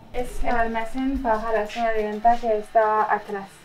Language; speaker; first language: Spanish; non-native, fluent; French